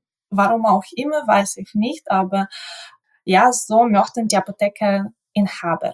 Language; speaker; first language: German; non-native, fluent; Ukrainian